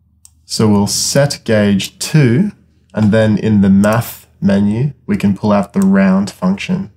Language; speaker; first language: English; native; English